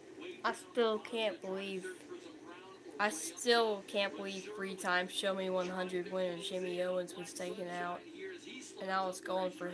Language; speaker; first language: English; native; English